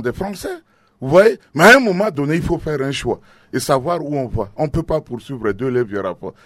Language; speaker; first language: French; non-native, local second language; Sango